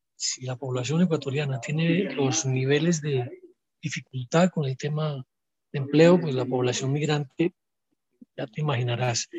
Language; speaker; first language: Spanish; native; Spanish